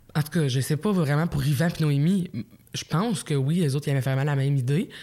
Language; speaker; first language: French; native; French